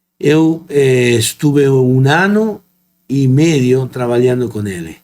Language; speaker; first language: Portuguese; non-native, fluent; Spanish